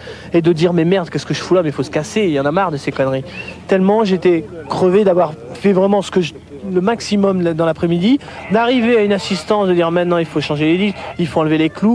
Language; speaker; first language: French; native; French